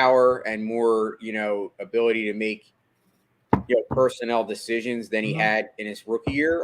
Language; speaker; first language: English; native; English